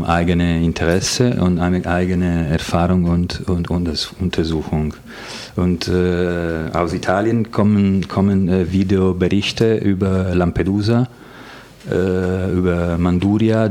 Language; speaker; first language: German; non-native, fluent; Italian